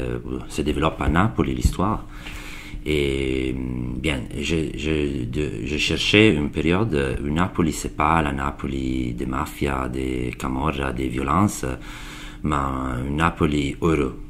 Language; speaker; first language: French; non-native, learner; Italian